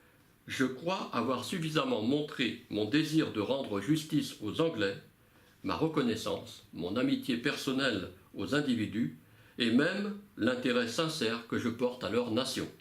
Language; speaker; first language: French; native; French